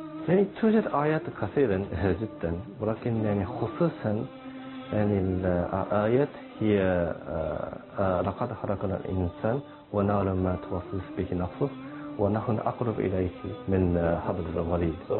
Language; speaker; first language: Arabic; non-native, learner; Japanese